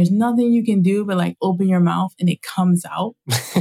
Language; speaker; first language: English; native; English